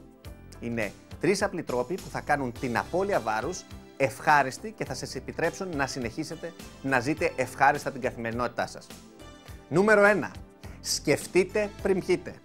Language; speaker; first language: Greek; native; Greek